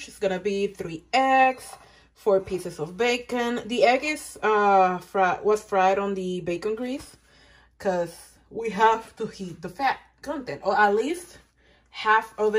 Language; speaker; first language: English; non-native, fluent; Spanish